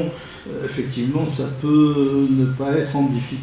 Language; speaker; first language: French; native; French